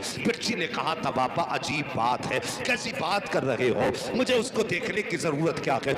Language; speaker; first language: Urdu; native; Urdu